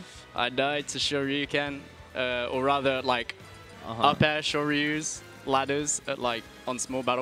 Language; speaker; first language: English; native; English